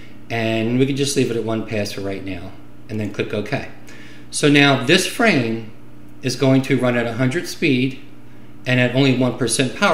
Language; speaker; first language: English; native; English